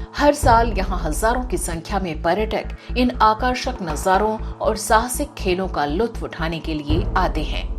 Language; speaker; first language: Hindi; native; Hindi